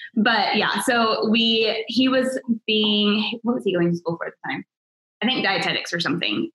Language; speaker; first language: English; native; English